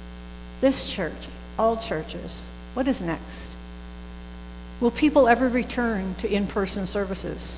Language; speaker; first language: English; native; English